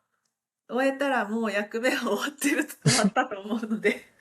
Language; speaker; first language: Japanese; native; Japanese